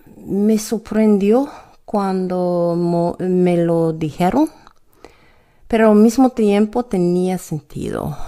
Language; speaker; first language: Spanish; non-native, learner; English